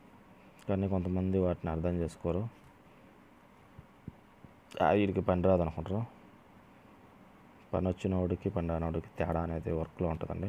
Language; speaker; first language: Telugu; native; Telugu